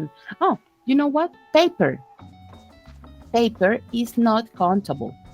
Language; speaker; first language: English; non-native, fluent; Spanish